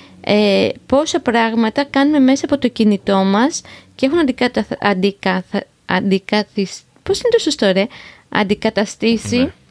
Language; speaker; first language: Greek; native; Greek